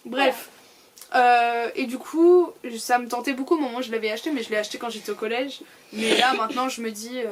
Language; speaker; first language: French; native; French